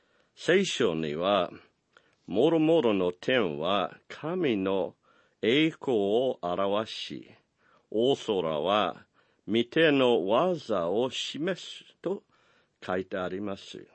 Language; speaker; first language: Japanese; non-native, fluent; English